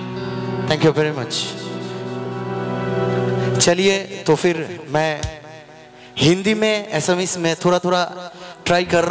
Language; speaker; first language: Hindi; non-native, local second language; Assamese